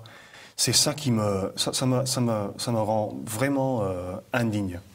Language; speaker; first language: French; non-native, fluent; English